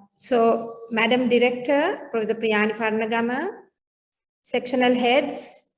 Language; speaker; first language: English; non-native, local second language; Sinhala